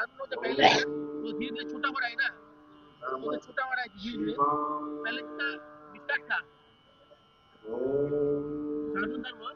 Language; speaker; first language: Hindi; non-native, local second language; Bangla